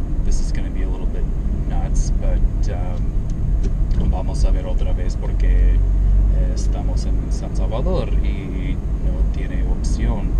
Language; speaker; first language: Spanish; non-native, learner; English